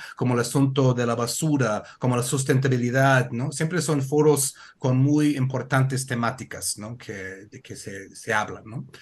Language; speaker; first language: Spanish; non-native, fluent; English